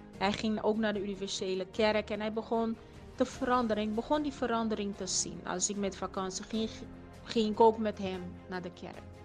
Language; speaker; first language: Dutch; non-native, fluent; Portuguese